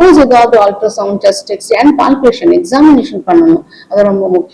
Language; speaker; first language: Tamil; non-native, local second language; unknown